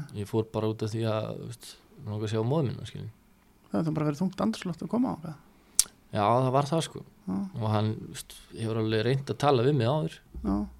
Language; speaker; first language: Icelandic; early bilingual, other home language; Serbian